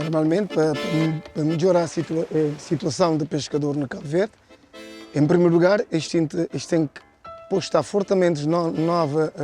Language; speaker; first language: Portuguese; non-native, local second language; Kabuverdianu